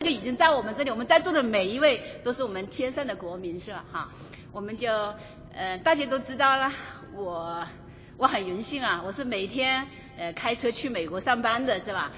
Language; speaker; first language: Chinese; native; Chinese